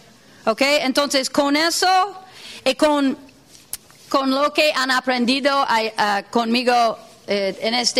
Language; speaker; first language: Spanish; non-native, fluent; English